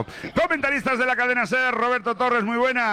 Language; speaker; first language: Spanish; native; Spanish